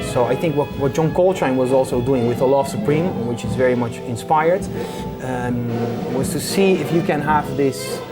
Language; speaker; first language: English; non-native, fluent; Dutch